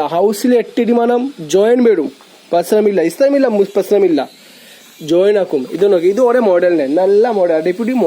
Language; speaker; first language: Malayalam; non-native, learner; Hindi